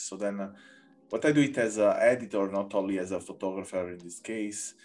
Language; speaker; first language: English; non-native, learner; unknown